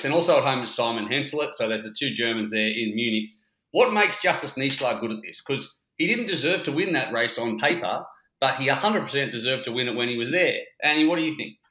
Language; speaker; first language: English; native; English